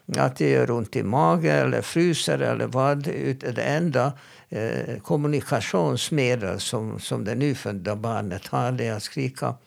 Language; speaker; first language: Swedish; non-native, fluent; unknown